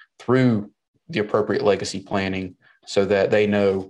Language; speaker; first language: English; native; English